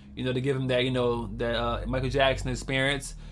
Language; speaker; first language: English; native; English